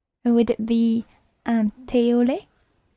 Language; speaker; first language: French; non-native, learner; English